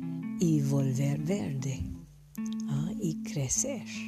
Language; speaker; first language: Spanish; non-native, fluent; English